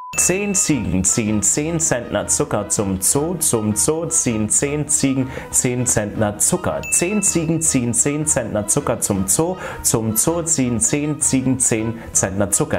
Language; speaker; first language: German; native; German